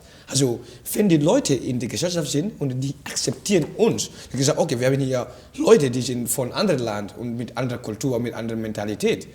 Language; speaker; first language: German; non-native, fluent; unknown